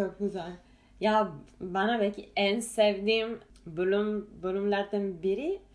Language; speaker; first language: Turkish; non-native, fluent; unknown